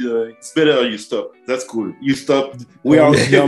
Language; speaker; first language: English; non-native, learner; French